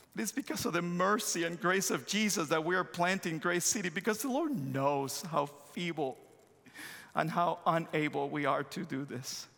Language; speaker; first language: English; non-native, fluent; Spanish